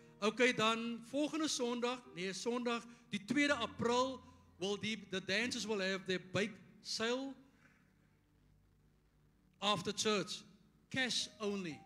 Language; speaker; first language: English; non-native, local second language; Afrikaans